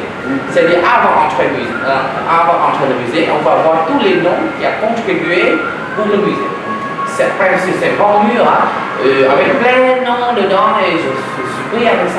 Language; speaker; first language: French; non-native, learner; Vietnamese